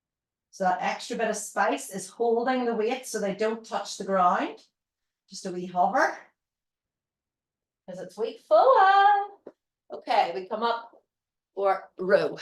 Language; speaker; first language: English; native; English